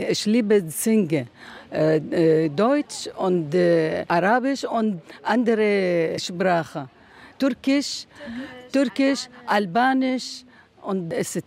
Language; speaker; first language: German; non-native, learner; Arabic